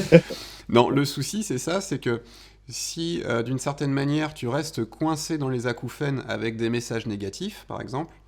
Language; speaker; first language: French; native; French